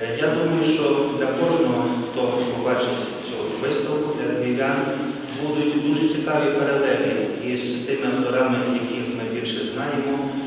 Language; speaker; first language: Ukrainian; native; Ukrainian